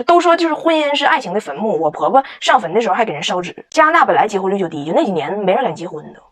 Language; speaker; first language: Chinese; native; Chinese